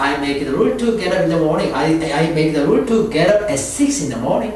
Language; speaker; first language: English; non-native, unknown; Korean